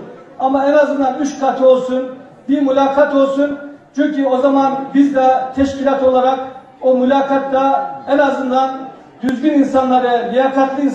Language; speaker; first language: Turkish; native; Turkish